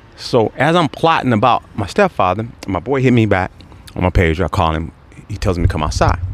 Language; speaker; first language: English; native; English